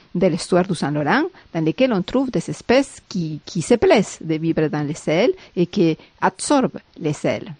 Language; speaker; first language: French; non-native, fluent; Spanish